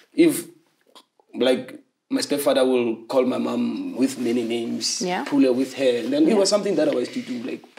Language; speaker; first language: English; non-native, local second language; Zulu